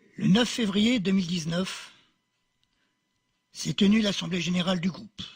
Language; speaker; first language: French; native; French